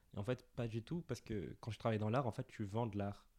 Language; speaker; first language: French; native; French